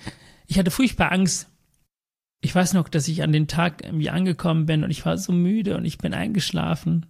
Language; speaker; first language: German; early bilingual, other home language; Tamil